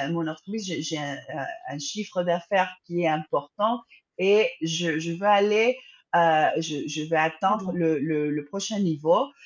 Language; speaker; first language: French; non-native, fluent; Spanish